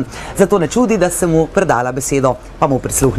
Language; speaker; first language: Slovenian; native; Slovenian